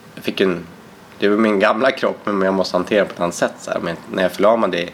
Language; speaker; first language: Swedish; native; Swedish